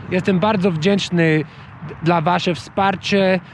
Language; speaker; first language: Polish; non-native, fluent; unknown